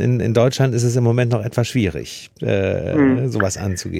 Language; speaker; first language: German; native; German